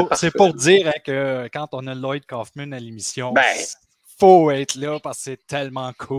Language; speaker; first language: French; native; French